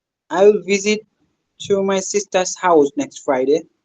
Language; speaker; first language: English; non-native, local second language; Bangla